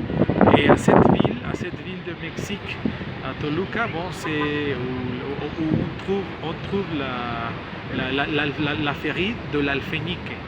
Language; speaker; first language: French; non-native, learner; Spanish